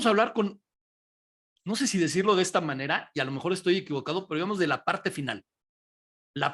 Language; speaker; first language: Spanish; native; Spanish